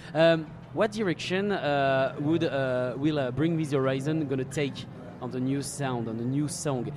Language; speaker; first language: English; non-native, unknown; French